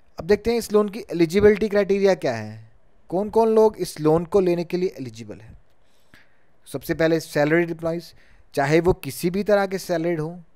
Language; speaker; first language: Hindi; native; Hindi